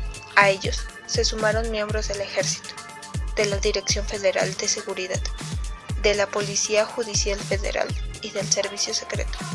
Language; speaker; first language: Spanish; native; Spanish